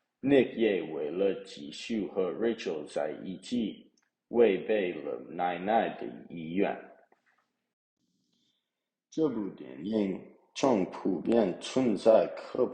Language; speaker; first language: Chinese; non-native, learner; English